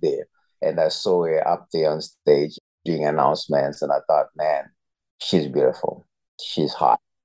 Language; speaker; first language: English; non-native, local second language; Shona